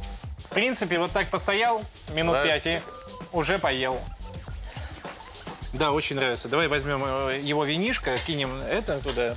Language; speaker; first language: Russian; native; Russian